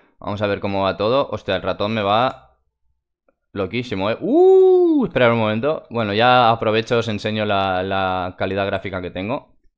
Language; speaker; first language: Spanish; non-native, fluent; Russian